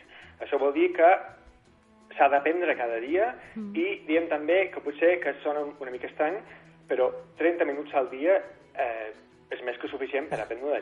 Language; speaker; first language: Catalan; non-native, fluent; English